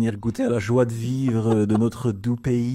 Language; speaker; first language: French; native; French